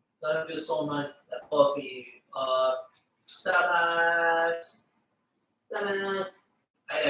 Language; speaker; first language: English; non-native, learner; Filipino